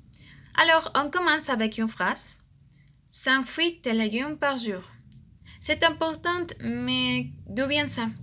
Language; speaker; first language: French; non-native, learner; Spanish